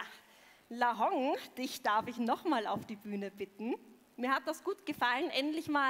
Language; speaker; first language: German; native; German